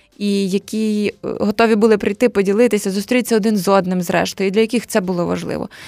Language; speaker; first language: Ukrainian; native; Ukrainian